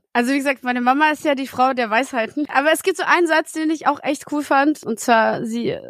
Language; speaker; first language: German; early bilingual, other home language; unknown